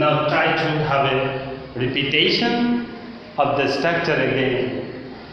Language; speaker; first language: English; non-native, local second language; Bangla